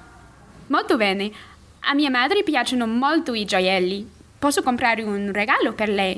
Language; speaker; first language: Italian; non-native, learner; English